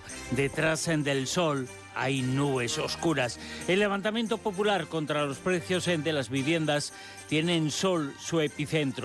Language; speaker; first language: Spanish; native; Spanish